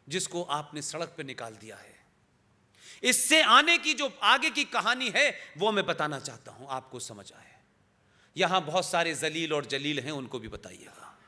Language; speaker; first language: Hindi; native; Hindi